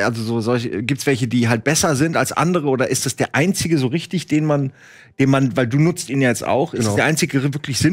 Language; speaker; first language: German; native; German